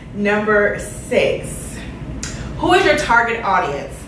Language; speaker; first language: English; native; English